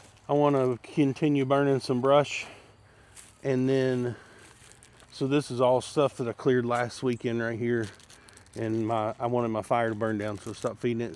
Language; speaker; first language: English; native; English